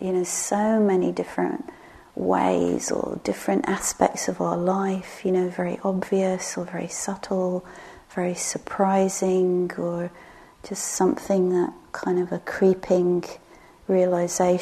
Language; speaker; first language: English; native; English